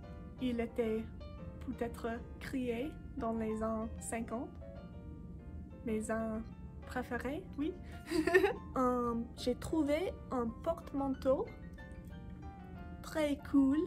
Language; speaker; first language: French; non-native, learner; English